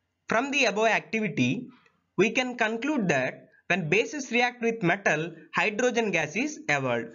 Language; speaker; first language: English; non-native, local second language; Telugu